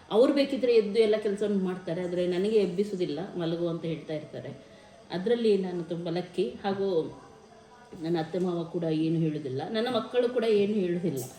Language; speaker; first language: Kannada; native; Kannada